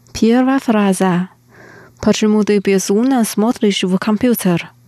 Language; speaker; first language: Russian; non-native, fluent; Chinese